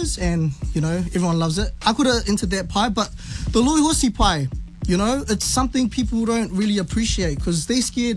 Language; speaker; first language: English; native; English